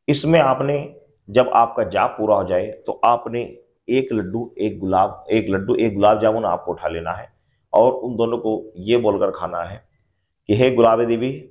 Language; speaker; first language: Hindi; native; Hindi